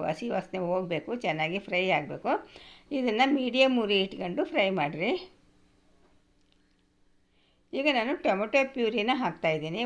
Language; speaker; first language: Kannada; native; Kannada